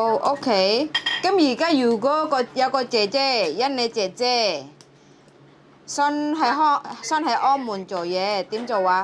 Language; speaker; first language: Cantonese; non-native, learner; Javanese